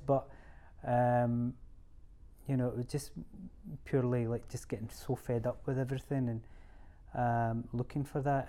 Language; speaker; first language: English; native; English